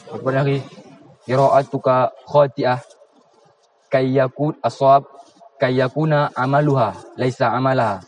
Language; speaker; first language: Arabic; non-native, learner; Indonesian